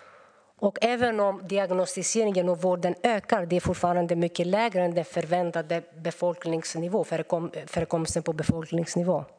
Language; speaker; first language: Swedish; non-native, fluent; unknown